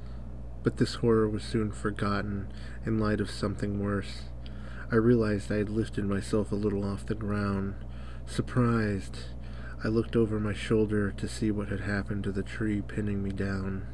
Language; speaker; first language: English; native; English